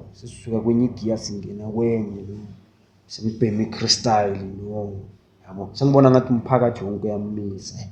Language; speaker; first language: Zulu; native; Zulu